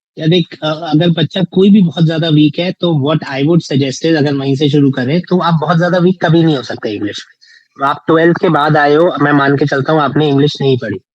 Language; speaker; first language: Hindi; native; Hindi